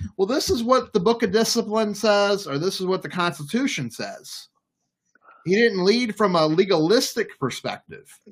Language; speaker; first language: English; native; English